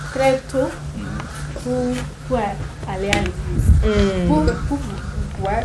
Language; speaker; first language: French; non-native, learner; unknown